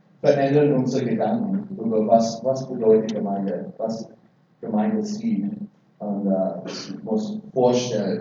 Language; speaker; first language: German; non-native, learner; English